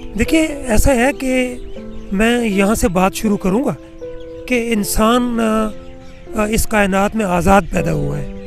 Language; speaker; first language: Urdu; non-native, local second language; Saraiki